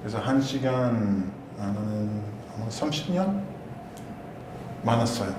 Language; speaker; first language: Korean; non-native, learner; English